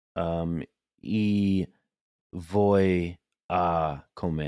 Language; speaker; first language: Spanish; non-native, learner; English